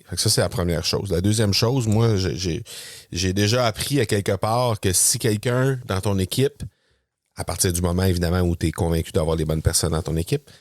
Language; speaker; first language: French; native; French